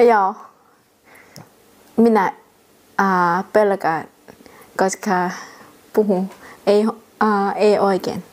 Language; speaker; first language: Finnish; non-native, learner; Thai